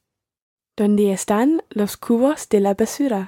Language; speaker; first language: Spanish; non-native, learner; English